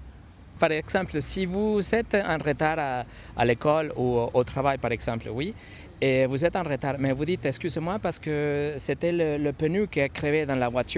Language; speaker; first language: French; non-native, fluent; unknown